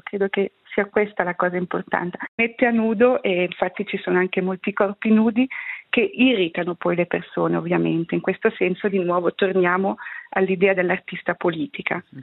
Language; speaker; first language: Italian; native; Italian